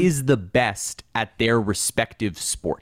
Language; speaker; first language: English; native; English